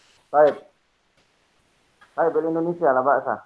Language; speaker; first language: Arabic; non-native, fluent; Indonesian